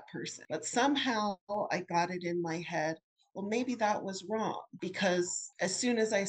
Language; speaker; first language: English; native; English